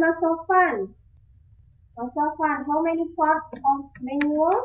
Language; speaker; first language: English; non-native, fluent; Indonesian